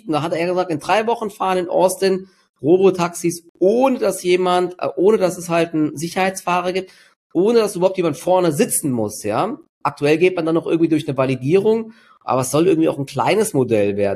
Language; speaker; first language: German; native; German